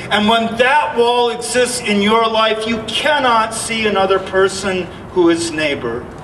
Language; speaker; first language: English; native; English